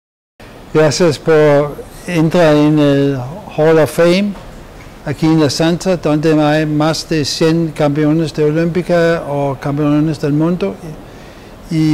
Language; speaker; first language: Spanish; non-native, fluent; Danish